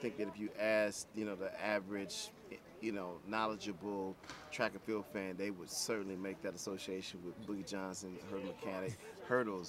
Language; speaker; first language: English; native; English